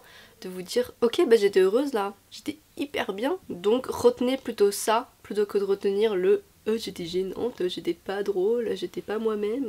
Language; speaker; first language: French; native; French